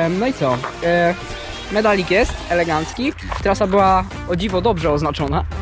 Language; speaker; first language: Polish; native; Polish